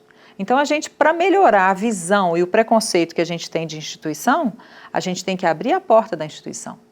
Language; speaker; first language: Portuguese; native; Portuguese